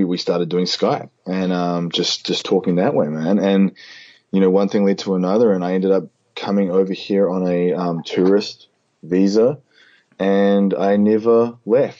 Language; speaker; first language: English; native; English